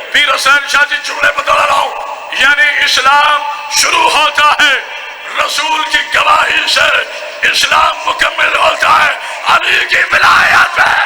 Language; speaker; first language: Urdu; non-native, local second language; Punjabi